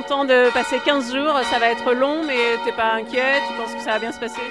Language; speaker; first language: French; native; French